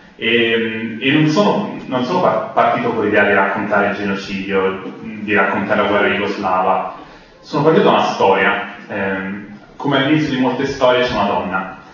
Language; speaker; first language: Italian; native; Italian